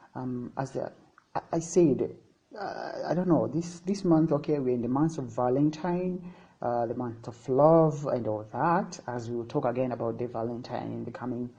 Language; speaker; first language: English; non-native, local second language; Swahili